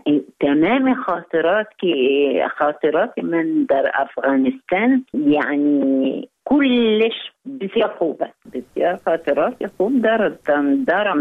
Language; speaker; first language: Persian; non-native, fluent; Arabic